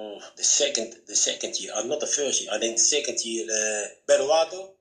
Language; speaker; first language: English; non-native, fluent; Dutch